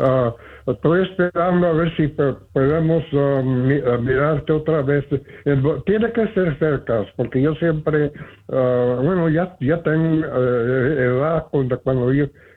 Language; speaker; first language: Spanish; early bilingual, heritage; Spanish